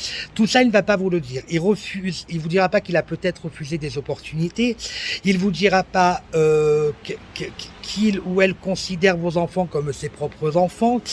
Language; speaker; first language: French; native; French